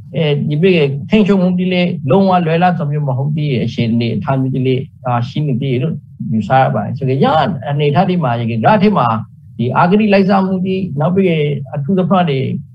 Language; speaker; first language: Burmese; native; Burmese